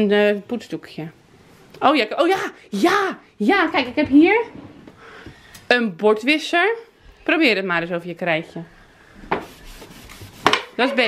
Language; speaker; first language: Dutch; native; Dutch